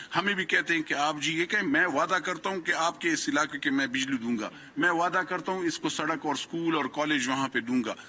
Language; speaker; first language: Urdu; non-native, local second language; Pashto